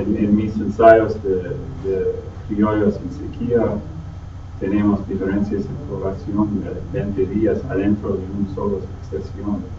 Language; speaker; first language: Spanish; non-native, fluent; English